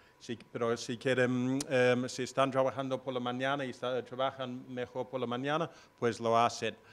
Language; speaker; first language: Spanish; non-native, fluent; English